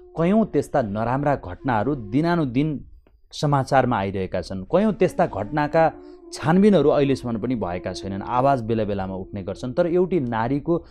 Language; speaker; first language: Nepali; native; Nepali